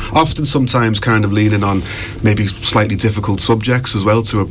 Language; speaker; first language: English; native; English